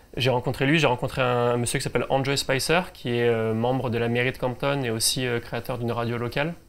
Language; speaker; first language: French; native; French